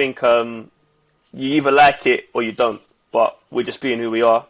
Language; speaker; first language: English; native; English